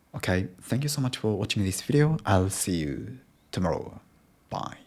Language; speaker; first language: English; non-native, learner; Japanese